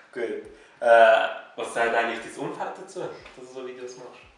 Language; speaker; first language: German; native; German